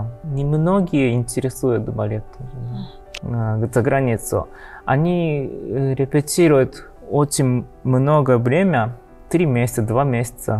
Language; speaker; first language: Russian; non-native, learner; Japanese